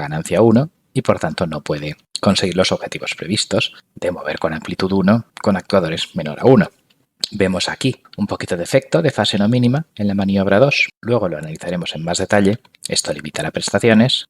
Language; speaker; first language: Spanish; native; Spanish